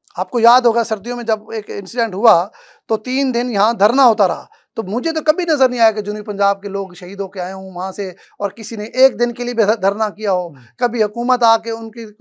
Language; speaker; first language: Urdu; non-native, local second language; Saraiki